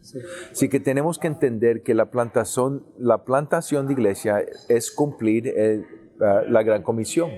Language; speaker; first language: Spanish; early bilingual, heritage; English